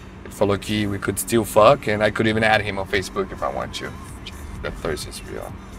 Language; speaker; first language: English; non-native, fluent; Portuguese